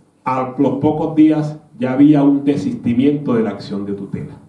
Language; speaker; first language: Spanish; native; Spanish